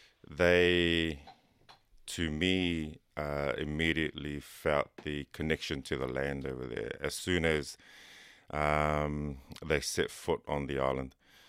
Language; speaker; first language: English; native; English